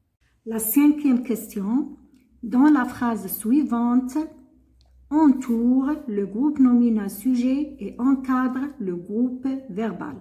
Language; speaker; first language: French; non-native, local second language; Arabic